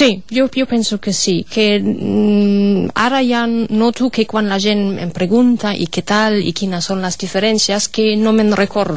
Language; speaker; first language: Catalan; non-native, fluent; German